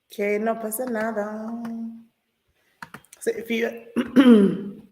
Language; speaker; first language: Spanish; non-native, fluent; English